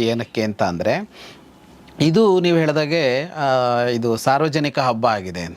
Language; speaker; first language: Kannada; native; Kannada